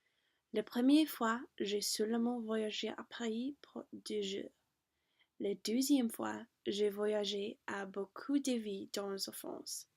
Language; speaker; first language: French; non-native, learner; English